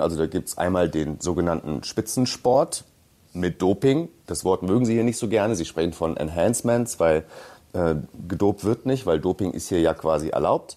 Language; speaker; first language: German; native; German